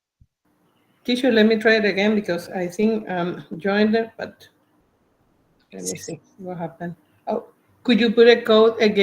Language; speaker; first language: English; non-native, learner; Spanish